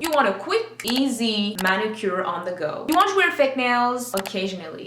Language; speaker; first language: English; non-native, fluent; French